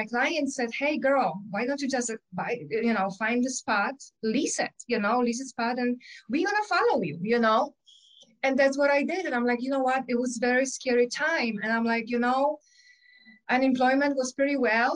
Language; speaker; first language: English; non-native, fluent; Polish